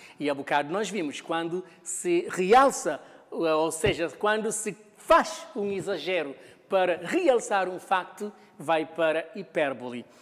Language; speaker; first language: Portuguese; non-native, local second language; Kabuverdianu